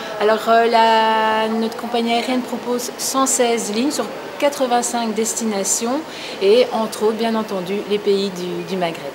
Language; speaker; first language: French; native; French